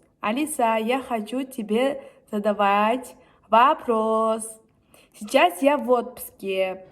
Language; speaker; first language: Russian; non-native, local second language; Kazakh